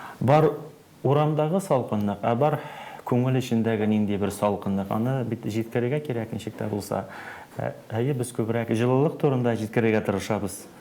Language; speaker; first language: Tatar; native; Tatar